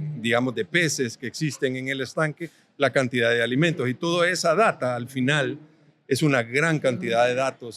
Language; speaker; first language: Spanish; native; Spanish